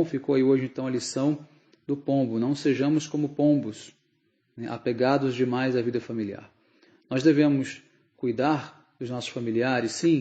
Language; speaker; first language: Portuguese; native; Portuguese